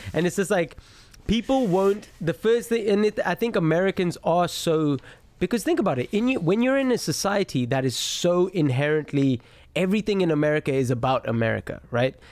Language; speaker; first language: English; native; English